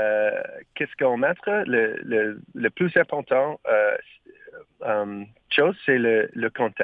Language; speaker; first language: French; non-native, learner; English